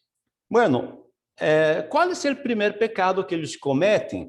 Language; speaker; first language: Portuguese; non-native, fluent; Spanish